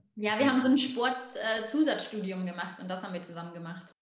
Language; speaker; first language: German; native; German